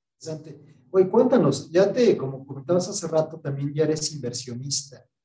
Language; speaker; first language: Spanish; native; Spanish